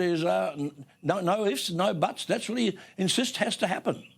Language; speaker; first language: English; native; English